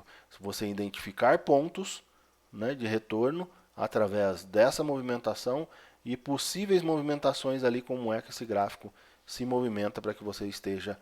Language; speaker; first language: Portuguese; native; Portuguese